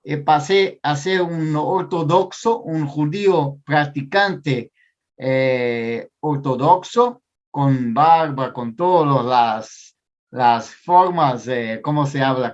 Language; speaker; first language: Spanish; non-native, fluent; Portuguese